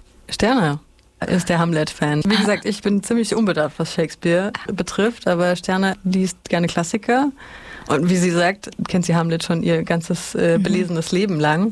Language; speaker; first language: German; native; German